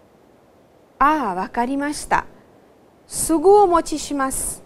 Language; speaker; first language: Japanese; non-native, fluent; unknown